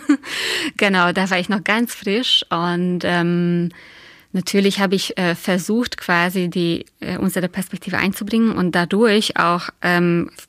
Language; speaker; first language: German; non-native, fluent; Hungarian